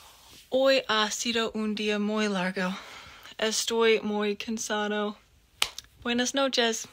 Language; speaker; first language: Spanish; non-native, learner; English